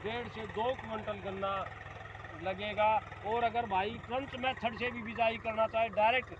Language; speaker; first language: Hindi; native; Hindi